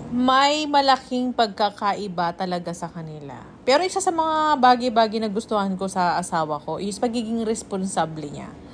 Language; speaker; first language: Filipino; native; Filipino